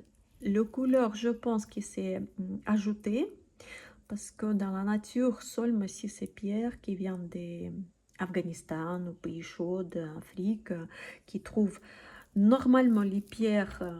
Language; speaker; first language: French; non-native, learner; Russian